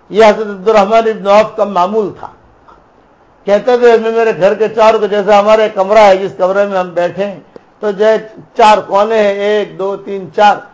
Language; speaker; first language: Urdu; non-native, local second language; Gujarati